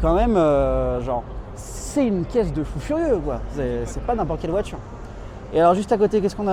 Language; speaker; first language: French; native; French